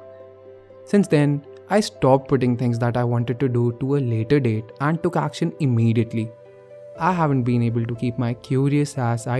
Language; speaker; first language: English; non-native, local second language; Hindi